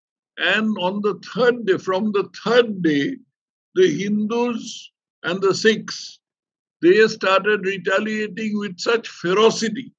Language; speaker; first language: English; non-native, local second language; Bangla